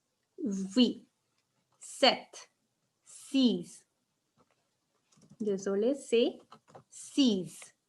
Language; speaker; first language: French; non-native, fluent; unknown